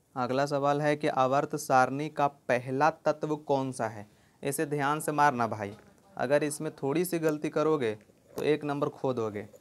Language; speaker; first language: Hindi; native; Hindi